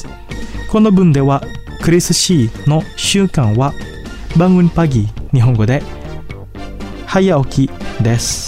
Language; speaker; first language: Japanese; non-native, fluent; Indonesian